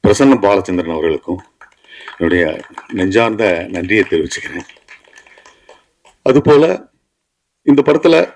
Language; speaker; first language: Tamil; native; Tamil